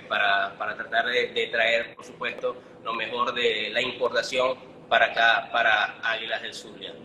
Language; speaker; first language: Spanish; native; Spanish